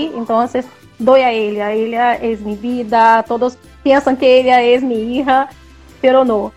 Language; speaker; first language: Spanish; non-native, learner; Portuguese